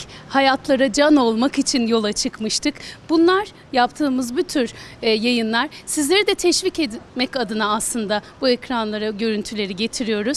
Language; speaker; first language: Turkish; native; Turkish